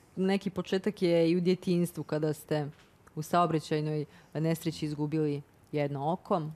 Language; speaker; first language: Bosnian; native; Bosnian